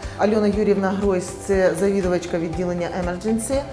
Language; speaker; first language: Ukrainian; non-native, local second language; Russian